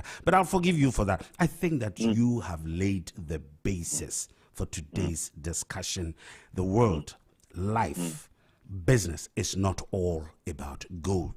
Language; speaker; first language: English; non-native, local second language; Akan